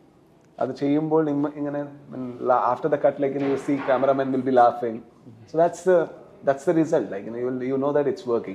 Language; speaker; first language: Malayalam; non-native, learner; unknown